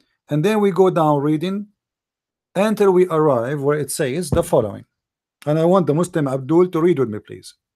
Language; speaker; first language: English; non-native, local second language; Arabic